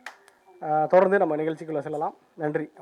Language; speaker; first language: Tamil; native; Tamil